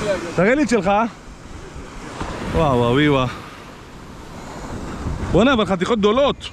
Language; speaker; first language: Hebrew; native; Hebrew